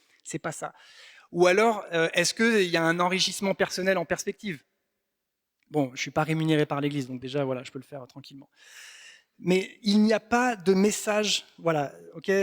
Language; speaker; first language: French; native; French